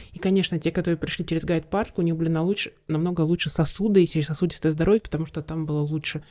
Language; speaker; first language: Russian; native; Russian